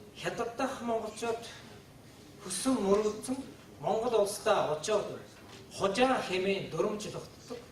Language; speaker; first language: Mongolian; non-native, fluent; Japanese